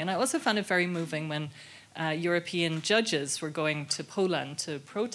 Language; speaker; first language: English; native; English